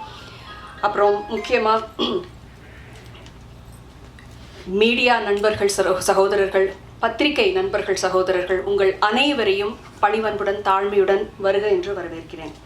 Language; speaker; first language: Tamil; native; Tamil